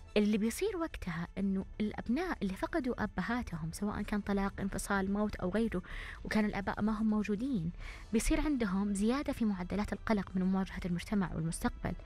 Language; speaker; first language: Arabic; native; Arabic